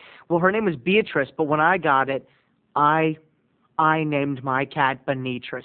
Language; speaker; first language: English; native; English